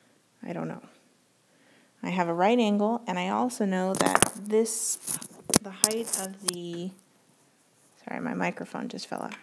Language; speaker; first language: English; native; English